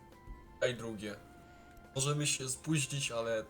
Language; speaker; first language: Polish; early bilingual, heritage; Polish